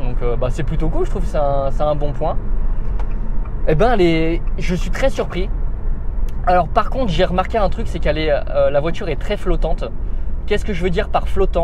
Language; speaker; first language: French; native; French